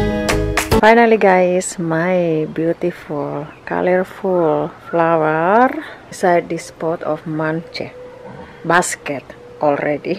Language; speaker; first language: English; non-native, learner; Indonesian